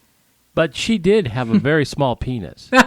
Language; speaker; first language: English; native; English